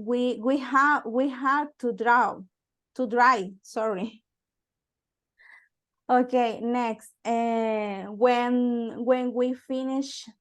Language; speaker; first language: English; non-native, learner; Spanish